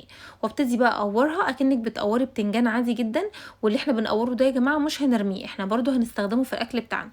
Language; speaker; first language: Arabic; native; Arabic